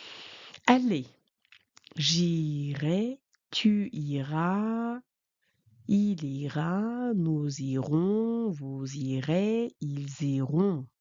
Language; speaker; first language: French; non-native, fluent; Mongolian